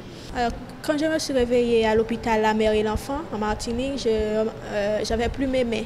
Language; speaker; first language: French; early bilingual, other home language; Haitian Creole